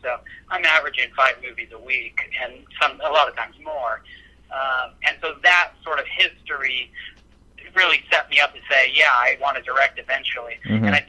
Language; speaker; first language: English; native; English